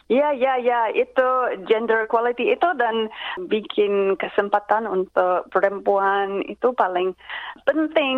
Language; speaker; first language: Indonesian; non-native, fluent; English